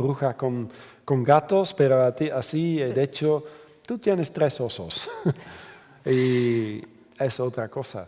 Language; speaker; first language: Spanish; non-native, fluent; Dutch